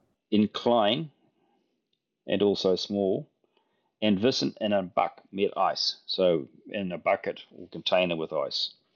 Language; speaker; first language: English; native; English